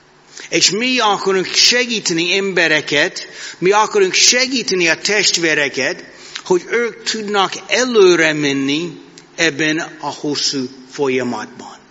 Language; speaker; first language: Hungarian; non-native, fluent; English